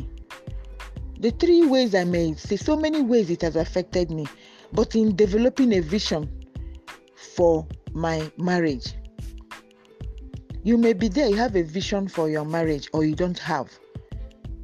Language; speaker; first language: English; non-native, local second language; Igbo